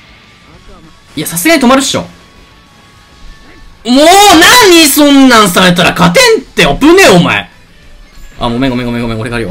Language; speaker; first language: Japanese; native; Japanese